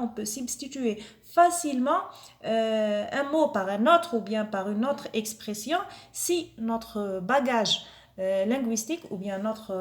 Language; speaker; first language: French; non-native, local second language; Arabic